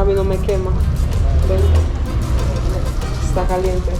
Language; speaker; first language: Spanish; native; Spanish